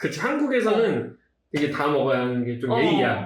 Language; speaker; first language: Korean; native; Korean